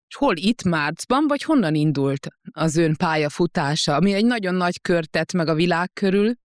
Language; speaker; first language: Hungarian; native; Hungarian